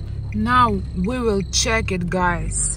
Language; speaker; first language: English; non-native, learner; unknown